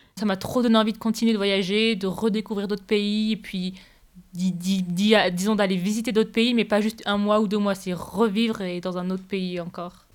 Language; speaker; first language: French; native; French